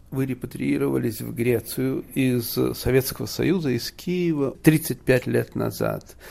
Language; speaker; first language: Russian; native; Russian